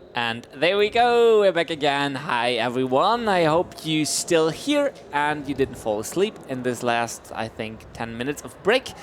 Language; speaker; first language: English; non-native, fluent; German